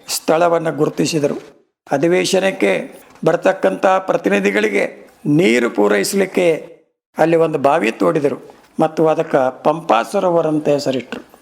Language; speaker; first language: Kannada; native; Kannada